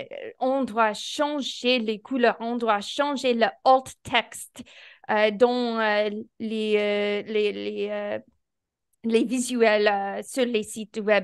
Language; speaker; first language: French; non-native, fluent; English